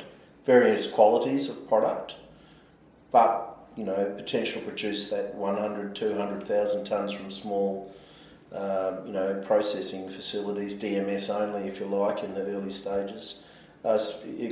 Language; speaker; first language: English; native; English